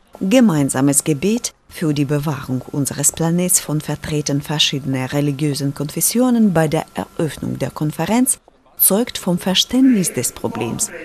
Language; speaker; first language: German; non-native, fluent; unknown